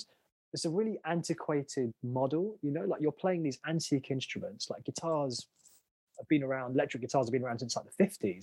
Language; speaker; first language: English; native; English